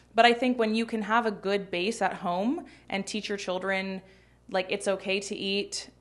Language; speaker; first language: English; native; English